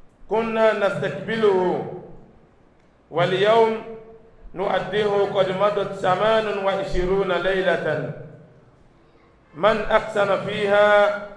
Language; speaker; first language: Arabic; non-native, fluent; Yoruba